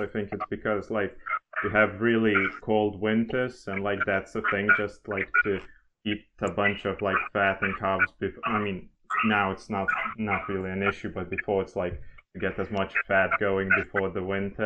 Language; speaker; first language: English; non-native, fluent; Lithuanian